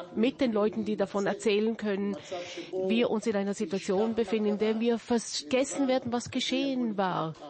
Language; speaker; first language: German; non-native, fluent; Hebrew